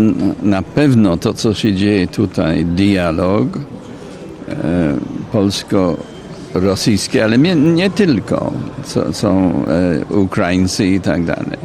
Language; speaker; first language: Polish; non-native, fluent; English